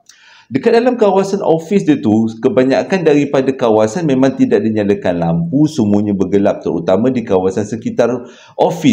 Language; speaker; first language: Malay; native; Malay